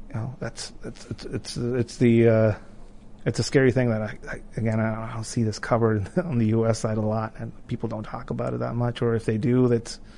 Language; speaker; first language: English; non-native, fluent; Spanish